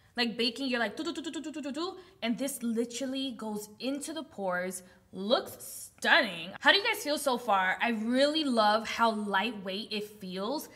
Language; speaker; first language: English; early bilingual, other home language; Spanish